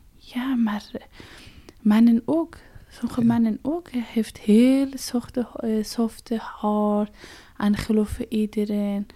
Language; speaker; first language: Dutch; non-native, fluent; Persian